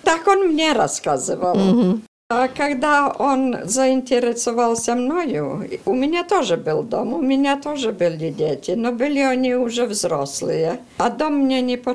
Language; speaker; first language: Russian; early bilingual, heritage; Russian